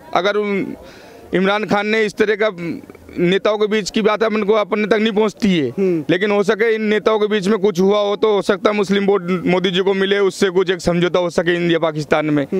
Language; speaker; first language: Hindi; native; Hindi